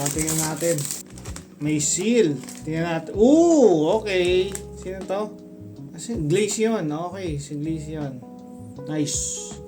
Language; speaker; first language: Filipino; native; Filipino